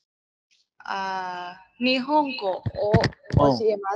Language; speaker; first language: Japanese; non-native, learner; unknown